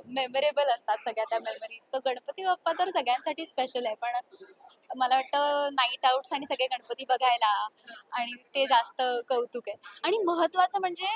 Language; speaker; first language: Marathi; native; Marathi